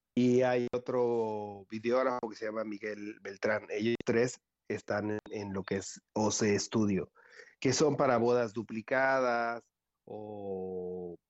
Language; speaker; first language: Spanish; native; Spanish